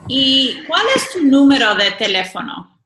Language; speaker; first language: Spanish; non-native, fluent; English